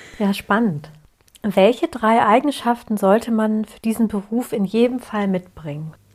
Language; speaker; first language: German; early bilingual, other home language; Turkish